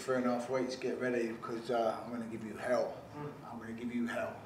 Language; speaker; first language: English; native; English